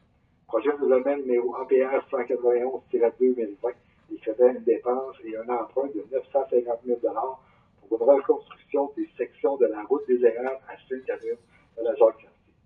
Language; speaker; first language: French; native; French